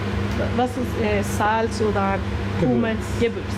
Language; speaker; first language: German; non-native, learner; Spanish